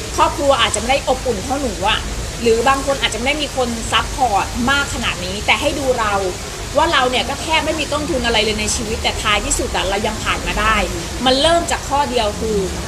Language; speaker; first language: Thai; native; Thai